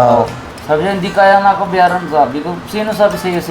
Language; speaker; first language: Filipino; non-native, learner; Punjabi